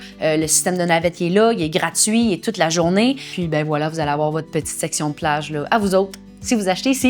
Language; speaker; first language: French; native; French